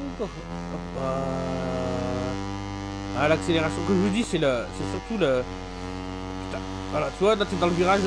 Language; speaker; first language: French; native; French